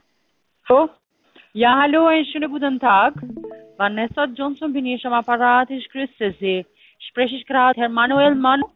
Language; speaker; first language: German; non-native, learner; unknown